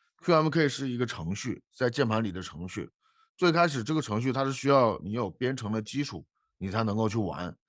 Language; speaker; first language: Chinese; native; Chinese